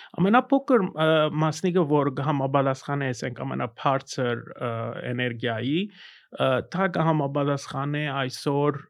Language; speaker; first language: Armenian; early bilingual, heritage; Armenian